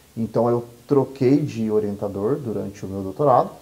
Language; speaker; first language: Portuguese; native; Portuguese